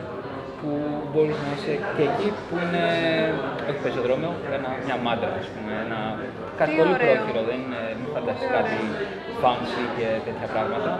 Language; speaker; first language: Greek; early bilingual, other home language; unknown